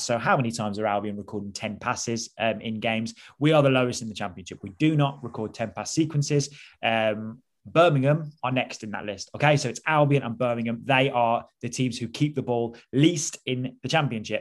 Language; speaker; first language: English; native; English